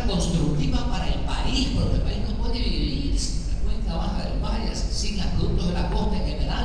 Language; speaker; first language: Spanish; native; Spanish